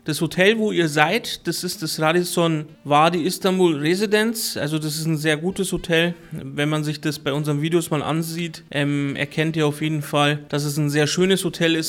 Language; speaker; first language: German; early bilingual, other home language; Turkish